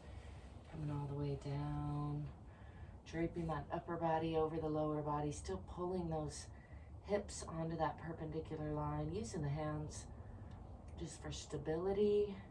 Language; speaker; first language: English; native; English